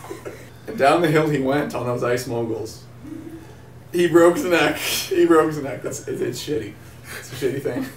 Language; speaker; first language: English; native; English